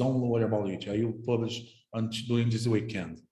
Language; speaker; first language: English; non-native, fluent; Portuguese